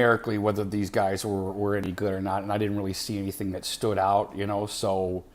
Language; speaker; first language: English; native; English